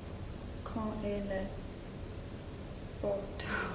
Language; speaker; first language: French; non-native, learner; English